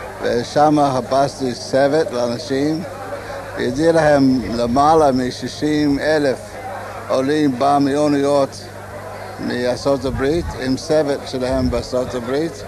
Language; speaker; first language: Hebrew; non-native, learner; English